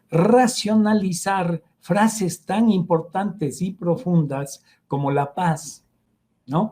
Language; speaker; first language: Spanish; native; Spanish